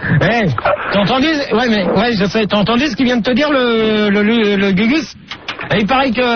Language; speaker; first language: French; native; French